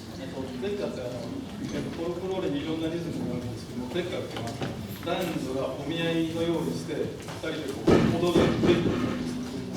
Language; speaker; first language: Japanese; native; Japanese